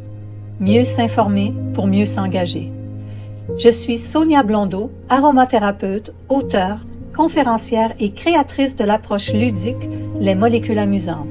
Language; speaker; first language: French; native; French